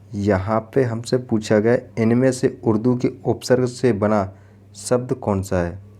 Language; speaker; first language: Hindi; native; Hindi